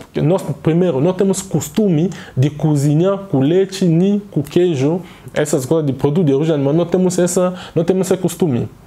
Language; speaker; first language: Portuguese; non-native, fluent; Swahili